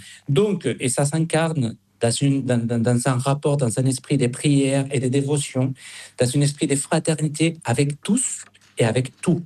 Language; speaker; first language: French; non-native, fluent; Spanish